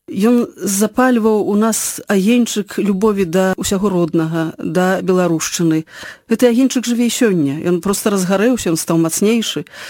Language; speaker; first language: Belarusian; native; Belarusian